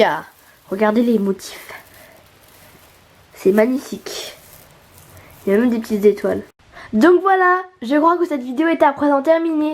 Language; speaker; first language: French; native; French